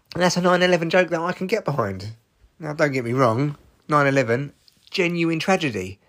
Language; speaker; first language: English; native; English